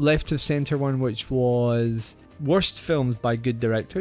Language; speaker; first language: English; native; English